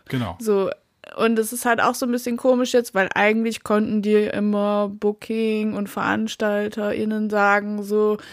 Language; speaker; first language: German; native; German